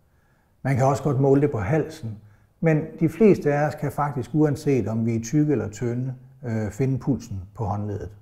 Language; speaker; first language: Danish; native; Danish